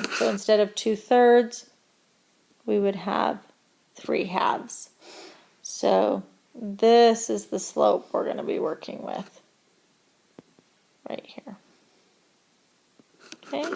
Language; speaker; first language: English; native; English